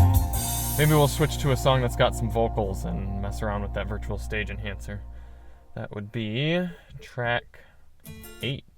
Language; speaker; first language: English; native; English